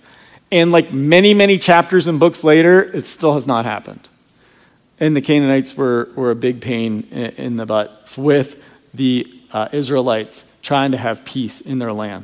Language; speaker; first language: English; native; English